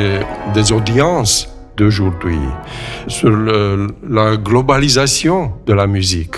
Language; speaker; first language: French; non-native, fluent; Romanian